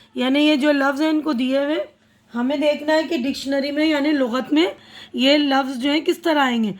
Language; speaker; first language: Urdu; native; Urdu